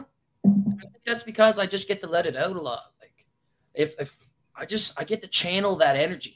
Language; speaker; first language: English; native; English